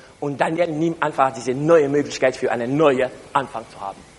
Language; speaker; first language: German; non-native, learner; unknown